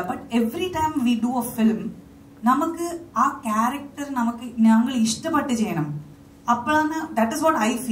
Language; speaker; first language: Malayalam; non-native, fluent; Kannada